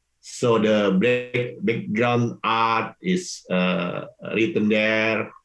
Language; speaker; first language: English; non-native, learner; Indonesian